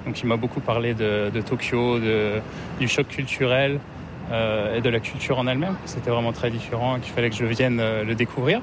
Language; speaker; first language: French; native; French